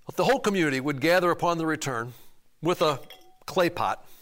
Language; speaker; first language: English; native; English